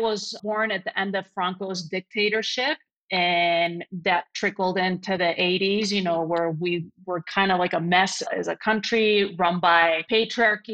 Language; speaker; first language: English; non-native, fluent; Spanish